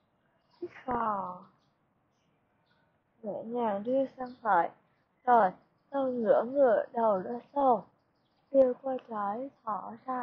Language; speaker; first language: Vietnamese; native; Vietnamese